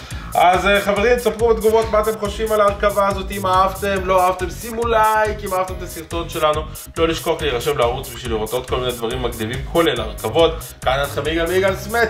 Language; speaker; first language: Hebrew; native; Hebrew